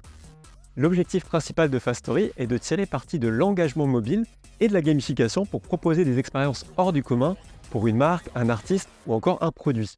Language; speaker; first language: French; native; French